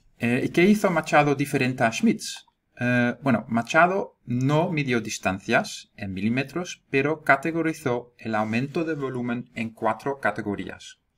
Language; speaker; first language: Spanish; non-native, fluent; Dutch